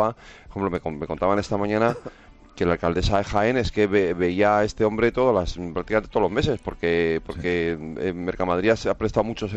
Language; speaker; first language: Spanish; native; Spanish